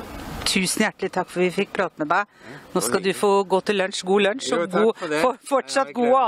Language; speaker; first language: Norwegian; native; Norwegian